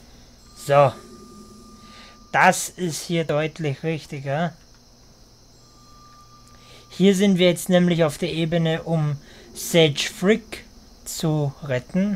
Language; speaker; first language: German; native; German